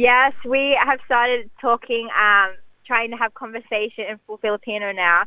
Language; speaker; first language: English; native; English